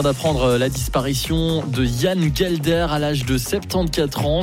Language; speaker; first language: French; native; French